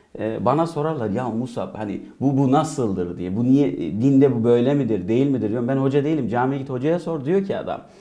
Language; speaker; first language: Turkish; early bilingual, heritage; Turkish